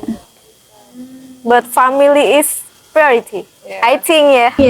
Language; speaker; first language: English; non-native, learner; Indonesian